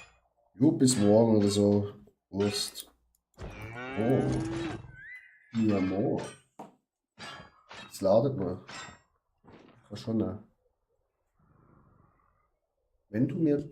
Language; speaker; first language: German; native; German